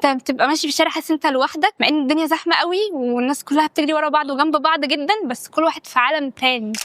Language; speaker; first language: Arabic; native; Arabic